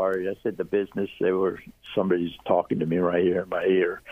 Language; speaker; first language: English; early bilingual, other home language; Greek